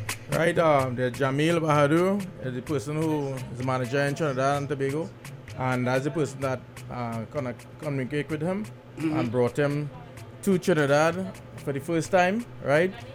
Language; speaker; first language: English; native; English